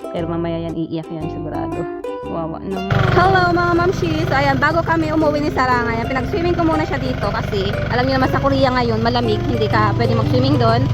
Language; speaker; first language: Filipino; native; Filipino